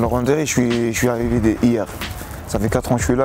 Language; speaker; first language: French; non-native, local second language; Arabic